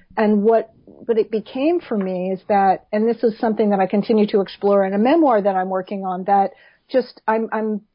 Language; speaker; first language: English; native; English